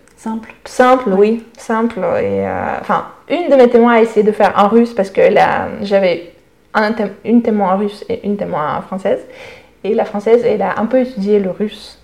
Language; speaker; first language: French; non-native, fluent; Russian